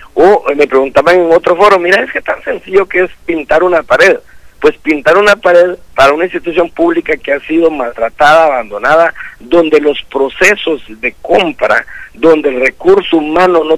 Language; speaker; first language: Spanish; native; Spanish